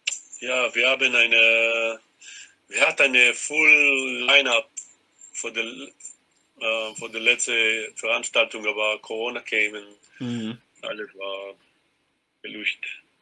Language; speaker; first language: German; non-native, learner; Hebrew